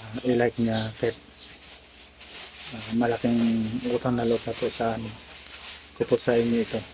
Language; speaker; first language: Filipino; native; Filipino